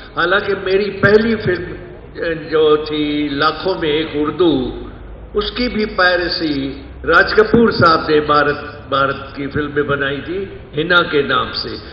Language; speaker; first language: Urdu; non-native, local second language; Sindhi